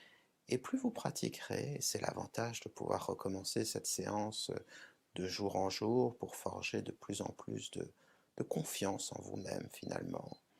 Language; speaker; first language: French; native; French